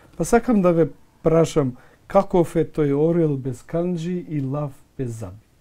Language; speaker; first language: Macedonian; non-native, local second language; Albanian